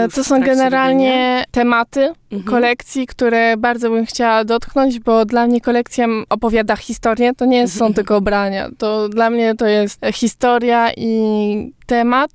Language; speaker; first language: Polish; early bilingual, heritage; Polish